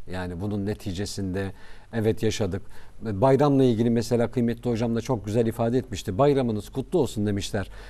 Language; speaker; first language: Turkish; native; Turkish